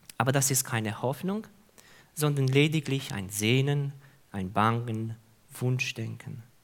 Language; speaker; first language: German; non-native, fluent; Hungarian